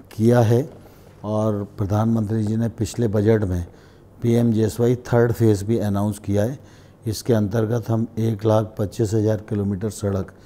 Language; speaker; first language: Hindi; native; Hindi